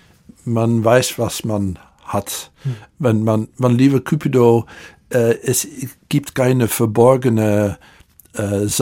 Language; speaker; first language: German; non-native, fluent; Dutch